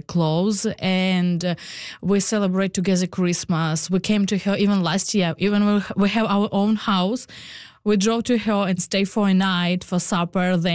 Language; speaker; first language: English; non-native, learner; Ukrainian